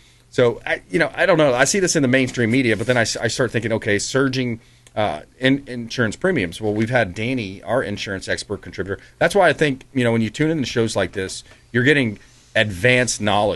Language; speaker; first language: English; native; English